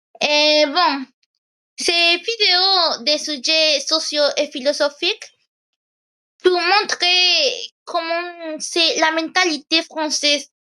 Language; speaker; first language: French; non-native, learner; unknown